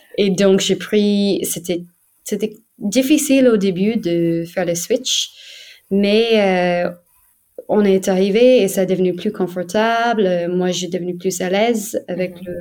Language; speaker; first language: French; non-native, fluent; English